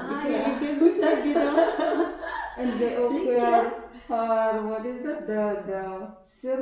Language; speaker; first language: Dutch; non-native, learner; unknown